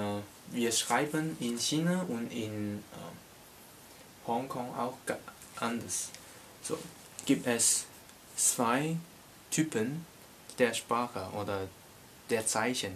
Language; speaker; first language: German; non-native, learner; Cantonese